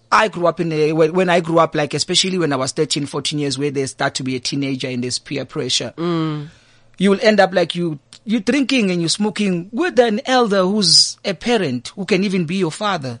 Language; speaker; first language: English; non-native, local second language; Zulu